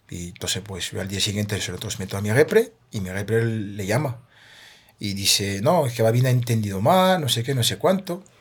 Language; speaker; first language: Spanish; non-native, fluent; French